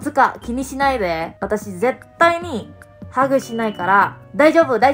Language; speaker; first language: Japanese; non-native, learner; Indonesian